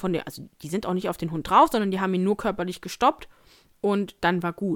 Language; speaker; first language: German; native; German